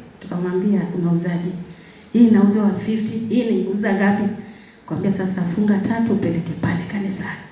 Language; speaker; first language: Swahili; non-native, local second language; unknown